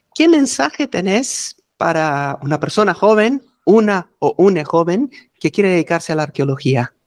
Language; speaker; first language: Spanish; native; Spanish